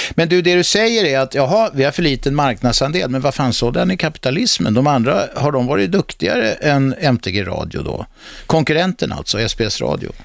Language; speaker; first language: Swedish; native; Swedish